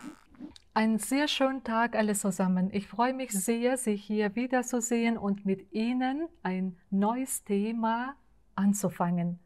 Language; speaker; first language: German; non-native, fluent; Uzbek